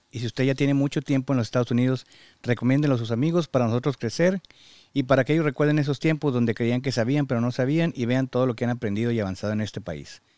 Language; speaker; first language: Spanish; native; Spanish